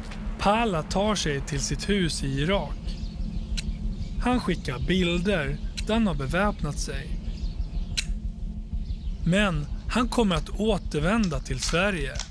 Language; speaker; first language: Swedish; native; Swedish